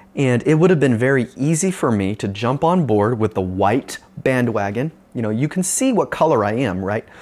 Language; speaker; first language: English; native; English